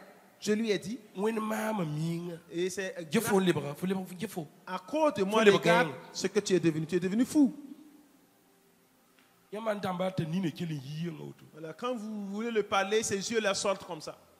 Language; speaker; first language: French; non-native, local second language; Mossi